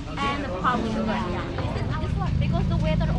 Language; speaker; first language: English; non-native, learner; Balinese